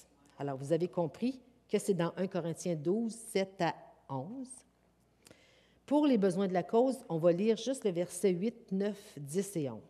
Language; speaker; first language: French; native; French